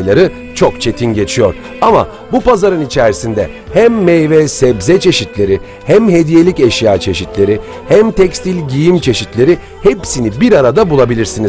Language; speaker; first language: Turkish; native; Turkish